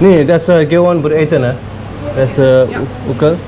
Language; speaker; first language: Dutch; non-native, learner; Nepali